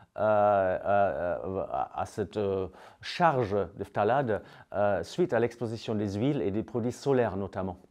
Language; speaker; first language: French; native; French